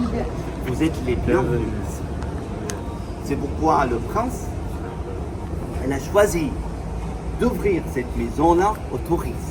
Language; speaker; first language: French; non-native, fluent; Arabic